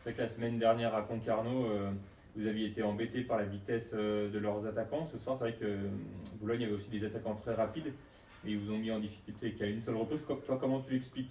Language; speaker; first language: French; native; French